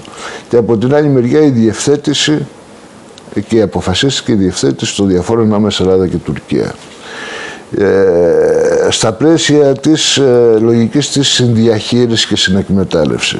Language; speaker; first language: Greek; native; Greek